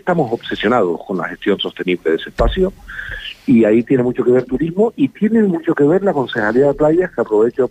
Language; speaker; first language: Spanish; native; Spanish